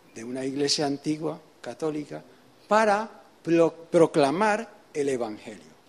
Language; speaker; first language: Spanish; native; Spanish